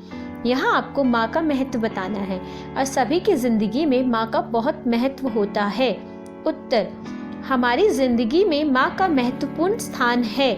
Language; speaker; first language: Hindi; native; Hindi